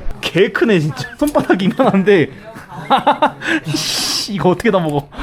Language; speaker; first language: Korean; native; Korean